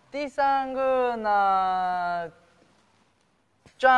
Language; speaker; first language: Chinese; non-native, learner; Japanese